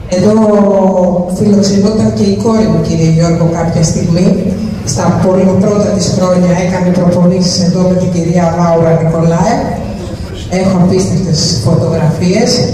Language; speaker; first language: Greek; early bilingual, other home language; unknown